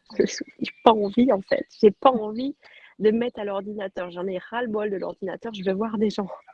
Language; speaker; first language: French; native; French